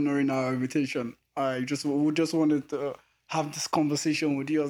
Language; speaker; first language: English; non-native, local second language; Igbo